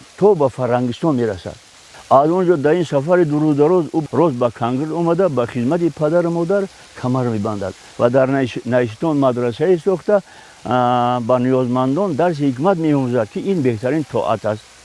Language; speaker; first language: Tajik; native; Tajik